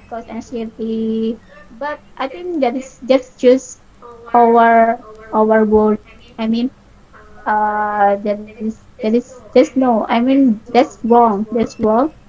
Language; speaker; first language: English; non-native, learner; Indonesian